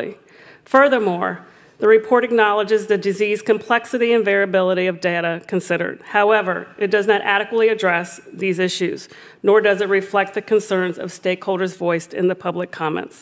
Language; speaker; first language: English; native; English